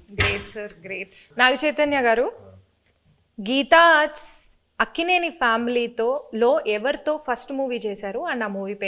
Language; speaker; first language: Telugu; native; Telugu